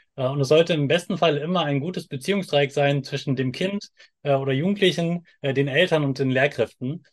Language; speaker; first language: German; native; German